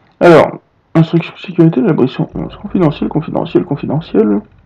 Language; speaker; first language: French; native; French